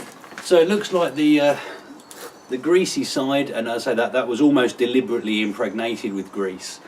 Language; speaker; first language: English; native; English